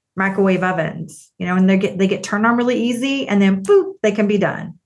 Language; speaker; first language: English; native; English